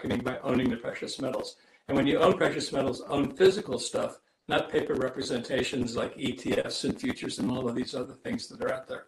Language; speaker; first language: English; native; English